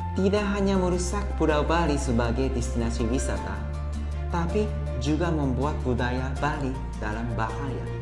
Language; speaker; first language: Indonesian; non-native, fluent; Japanese